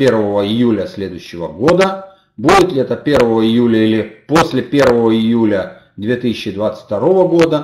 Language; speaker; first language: Russian; native; Russian